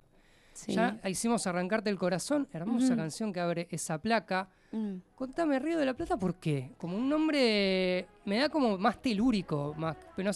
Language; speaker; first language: Spanish; native; Spanish